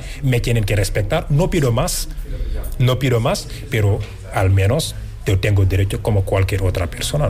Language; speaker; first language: Spanish; non-native, fluent; Wolof